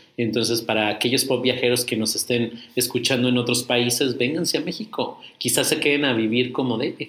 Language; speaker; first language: Spanish; native; Spanish